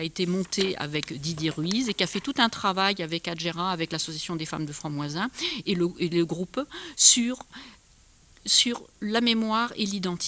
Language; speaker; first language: French; native; French